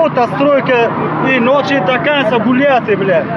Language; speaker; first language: Russian; non-native, learner; Uzbek